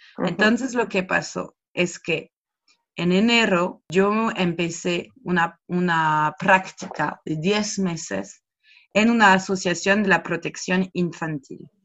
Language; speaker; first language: Spanish; non-native, fluent; French